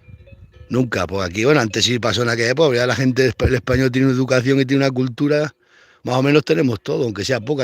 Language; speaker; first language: Spanish; native; Spanish